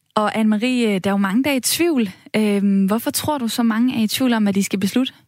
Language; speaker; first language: Danish; native; Danish